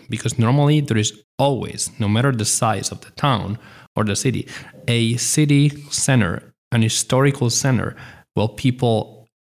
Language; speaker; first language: English; non-native, fluent; Italian